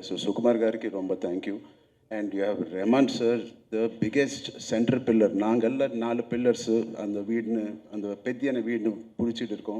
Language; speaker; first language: Tamil; non-native, local second language; Telugu